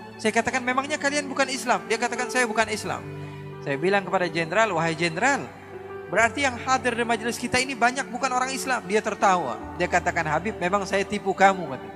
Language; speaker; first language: Indonesian; native; Indonesian